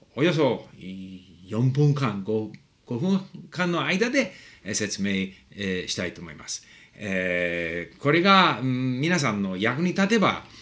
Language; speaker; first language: Japanese; non-native, fluent; English